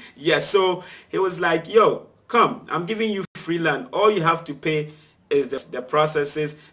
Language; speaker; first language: English; non-native, local second language; Akan